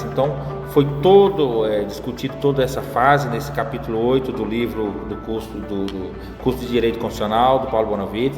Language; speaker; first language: Portuguese; native; Portuguese